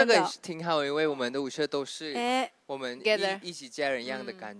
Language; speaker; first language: Chinese; non-native, fluent; Thai